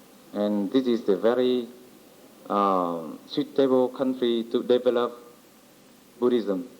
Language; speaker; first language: English; non-native, learner; Vietnamese